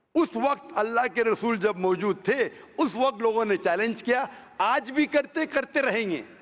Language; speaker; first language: Hindi; non-native, local second language; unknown